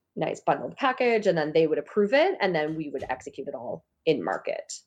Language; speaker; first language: English; native; English